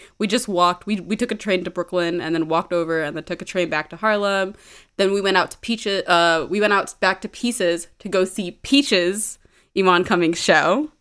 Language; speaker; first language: English; early bilingual, other home language; Amharic